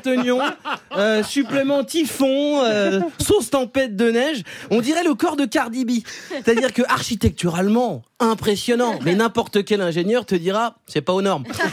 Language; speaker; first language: French; native; French